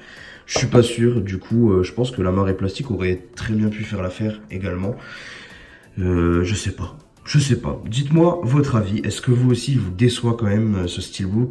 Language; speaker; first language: French; native; French